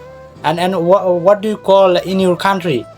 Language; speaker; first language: English; non-native, fluent; Bangla